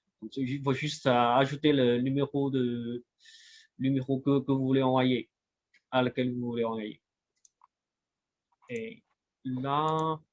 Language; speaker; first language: French; non-native, fluent; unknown